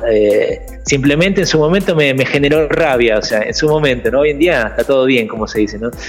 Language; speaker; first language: Spanish; native; Spanish